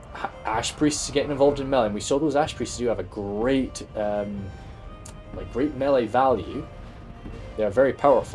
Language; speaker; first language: English; native; English